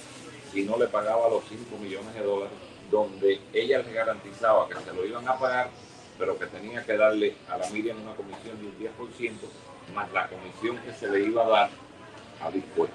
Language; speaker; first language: Spanish; native; Spanish